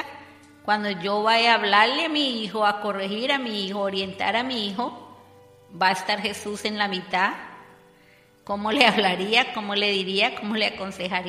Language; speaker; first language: Spanish; native; Spanish